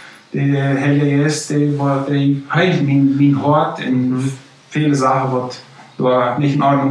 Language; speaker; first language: German; non-native, learner; Plautdietsch